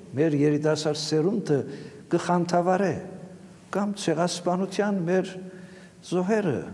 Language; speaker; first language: Armenian; native; Armenian